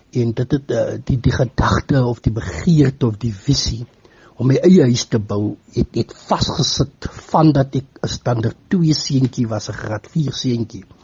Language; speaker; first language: Afrikaans; native; Afrikaans